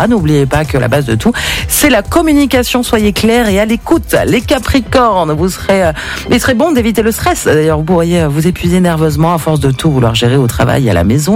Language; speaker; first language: French; native; French